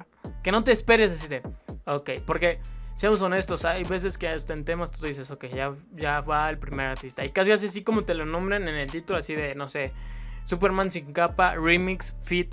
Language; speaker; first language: Spanish; native; Spanish